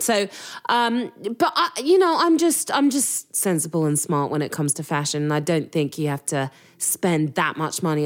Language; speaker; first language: English; native; English